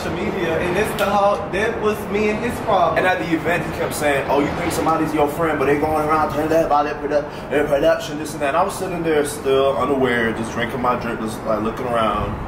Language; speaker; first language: English; native; English